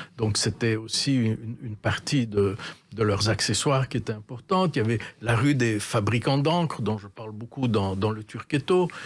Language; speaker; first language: French; native; French